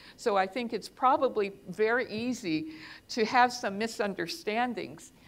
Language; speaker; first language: English; native; English